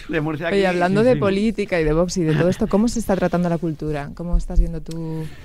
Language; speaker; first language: Spanish; native; Spanish